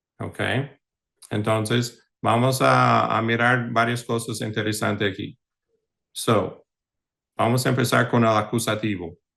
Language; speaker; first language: Spanish; early bilingual, heritage; English